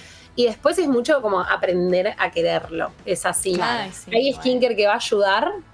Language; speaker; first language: Spanish; native; Spanish